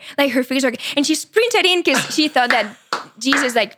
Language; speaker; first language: English; non-native, fluent; Spanish